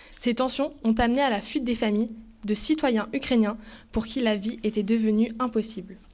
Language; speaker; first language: French; native; French